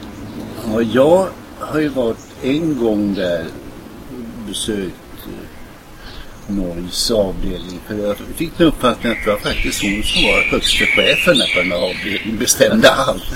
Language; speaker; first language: Swedish; native; Swedish